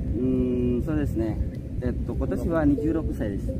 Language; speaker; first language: Japanese; non-native, learner; Indonesian